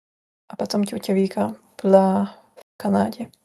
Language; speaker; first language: Russian; non-native, learner; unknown